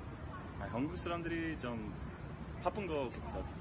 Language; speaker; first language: Korean; non-native, learner; English